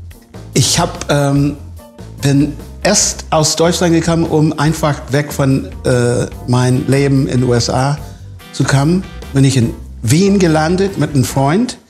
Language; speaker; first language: German; non-native, fluent; English